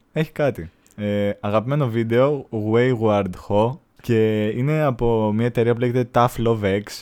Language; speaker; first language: Greek; native; Greek